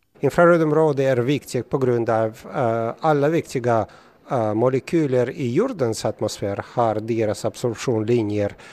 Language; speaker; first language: Swedish; non-native, fluent; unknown